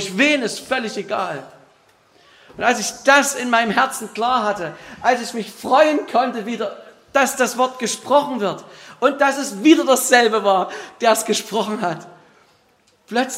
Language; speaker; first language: German; native; German